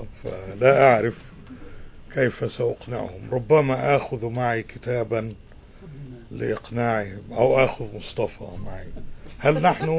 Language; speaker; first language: Arabic; native; Arabic